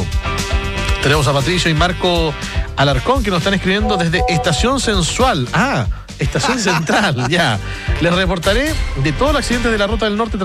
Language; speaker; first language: Spanish; native; Spanish